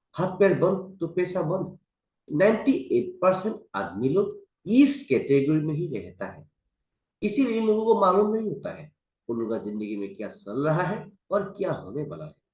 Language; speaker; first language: Hindi; non-native, local second language; Assamese